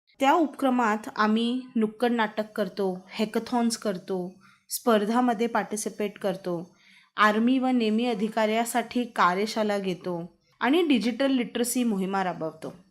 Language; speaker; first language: Marathi; non-native, local second language; Hindi